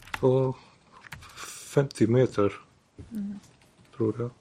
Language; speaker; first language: Swedish; non-native, learner; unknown